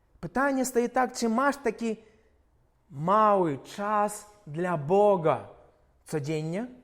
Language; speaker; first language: Polish; non-native, fluent; Ukrainian